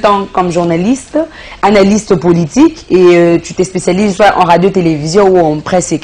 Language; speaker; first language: French; non-native, local second language; Lingala